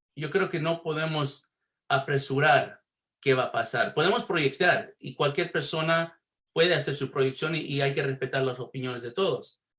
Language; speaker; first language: Spanish; early bilingual, heritage; Spanish